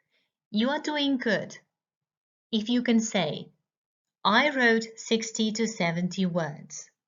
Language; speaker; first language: English; non-native, fluent; Croatian